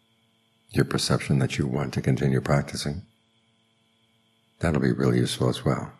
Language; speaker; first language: English; native; English